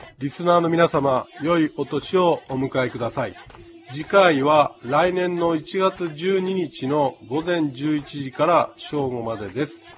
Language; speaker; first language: Japanese; native; Japanese